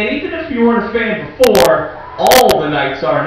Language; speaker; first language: English; native; English